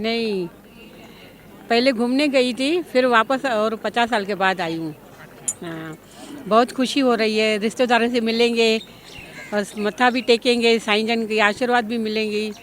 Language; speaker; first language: Hindi; non-native, local second language; Sindhi